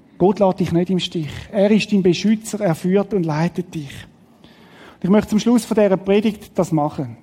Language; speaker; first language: German; native; German